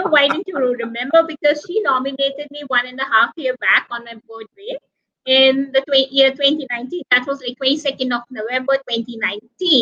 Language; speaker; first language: English; non-native, local second language; Hindi